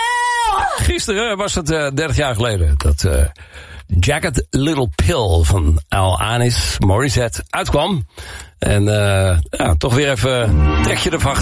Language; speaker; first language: Dutch; native; Dutch